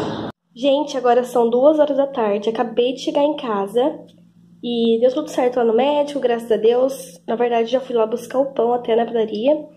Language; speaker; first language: Portuguese; native; Portuguese